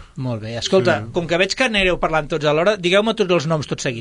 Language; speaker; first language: Catalan; native; Catalan